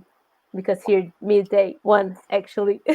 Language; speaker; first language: English; non-native, learner; Portuguese